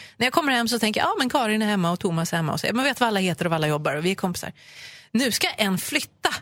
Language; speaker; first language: Swedish; native; Swedish